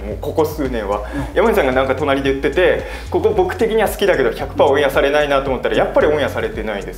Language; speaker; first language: Japanese; native; Japanese